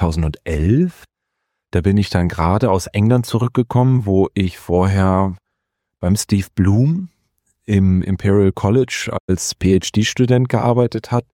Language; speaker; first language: German; native; German